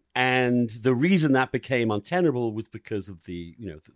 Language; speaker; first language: English; native; English